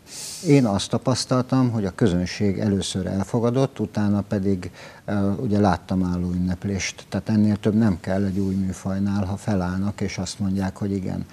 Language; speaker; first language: Hungarian; native; Hungarian